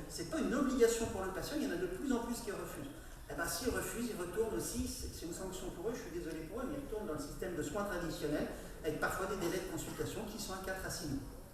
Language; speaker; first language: French; native; French